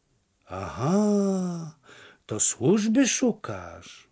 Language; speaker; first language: Polish; native; Polish